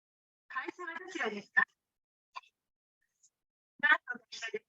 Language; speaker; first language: Japanese; non-native, fluent; Indonesian